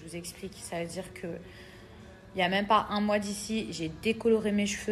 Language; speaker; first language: French; native; French